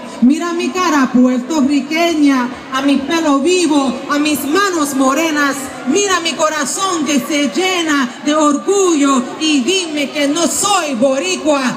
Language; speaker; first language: Spanish; early bilingual, heritage; Spanish